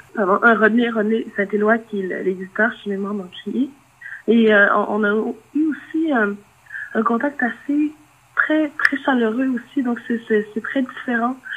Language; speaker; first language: French; non-native, local second language; Innu-aimun